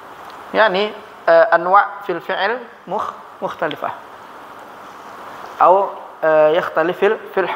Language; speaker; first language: Arabic; non-native, fluent; Indonesian